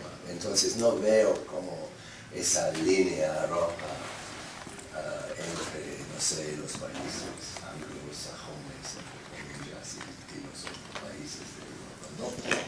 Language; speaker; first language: Spanish; non-native, fluent; English